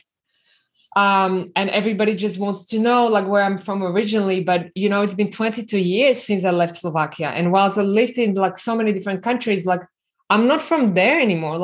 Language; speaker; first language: English; non-native, fluent; Slovak